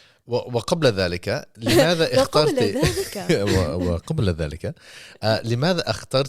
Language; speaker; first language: Arabic; non-native, fluent; English